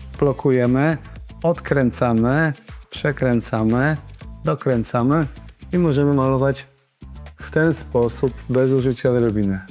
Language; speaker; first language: Polish; native; Polish